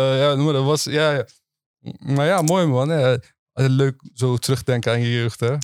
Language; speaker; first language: Dutch; early bilingual, other home language; Turkish